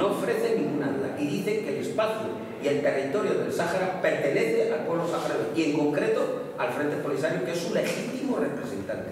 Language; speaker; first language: Spanish; native; Spanish